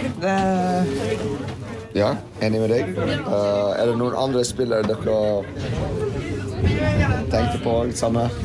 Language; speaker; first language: Norwegian; non-native, fluent; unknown